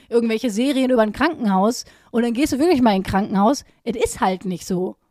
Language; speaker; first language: German; native; German